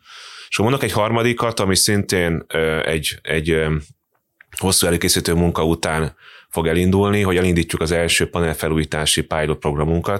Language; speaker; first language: Hungarian; native; Hungarian